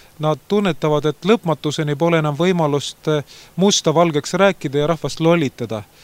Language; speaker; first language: Estonian; native; Estonian